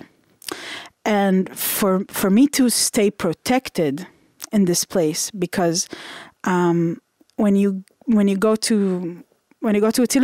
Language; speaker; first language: English; non-native, fluent; Hebrew